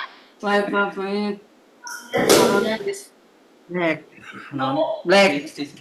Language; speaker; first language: English; non-native, learner; Indonesian